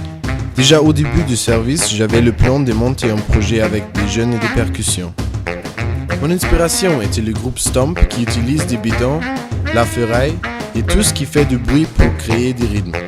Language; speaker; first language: French; non-native, fluent; German